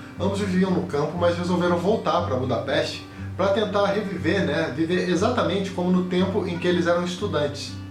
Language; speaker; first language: Portuguese; native; Portuguese